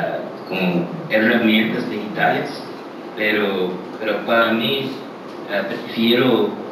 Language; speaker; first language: Spanish; early bilingual, heritage; English